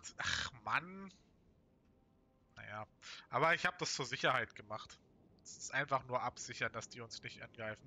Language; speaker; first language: German; native; German